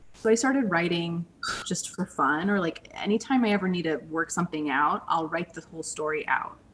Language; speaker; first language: English; native; English